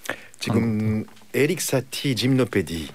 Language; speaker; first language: Korean; non-native, learner; French